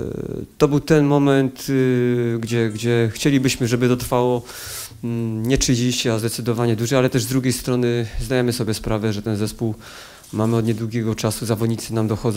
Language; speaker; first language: Polish; native; Polish